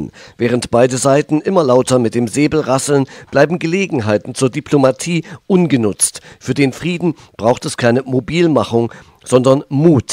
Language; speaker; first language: German; native; German